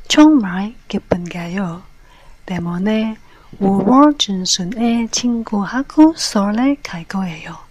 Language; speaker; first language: Korean; non-native, learner; Cantonese